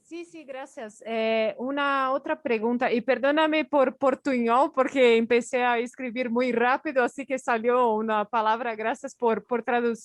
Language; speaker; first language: Spanish; non-native, fluent; Portuguese